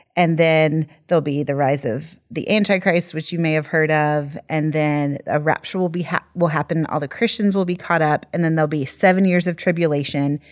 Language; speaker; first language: English; native; English